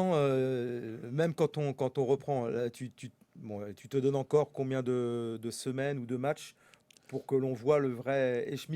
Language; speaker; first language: French; native; French